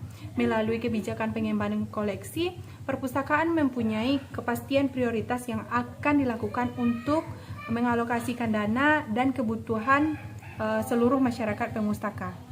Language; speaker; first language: Indonesian; native; Indonesian